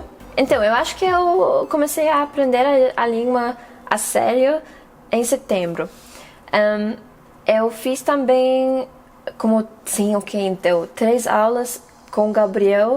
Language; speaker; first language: Portuguese; non-native, fluent; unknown